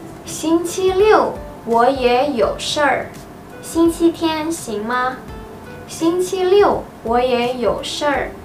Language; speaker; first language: Chinese; non-native, fluent; Indonesian